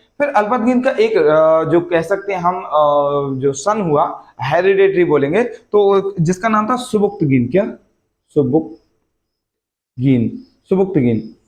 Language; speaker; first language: Hindi; native; Hindi